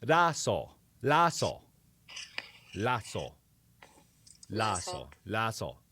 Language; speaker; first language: Korean; non-native, learner; English